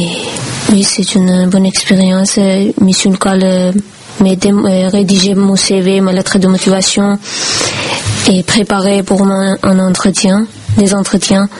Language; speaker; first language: French; non-native, learner; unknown